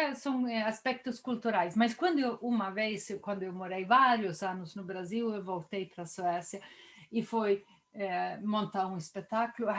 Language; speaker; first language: Portuguese; non-native, fluent; Swedish